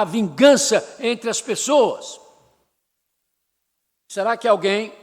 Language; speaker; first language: Portuguese; native; Portuguese